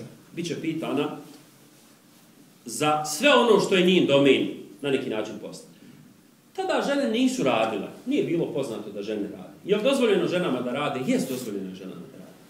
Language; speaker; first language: Serbian; native; Serbian